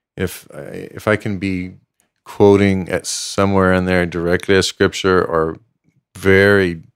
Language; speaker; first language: English; native; English